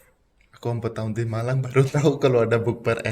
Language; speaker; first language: Indonesian; non-native, fluent; Punjabi